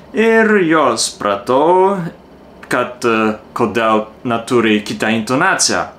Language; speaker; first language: Lithuanian; non-native, learner; Japanese